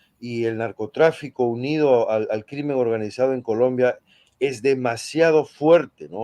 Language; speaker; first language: Spanish; native; Spanish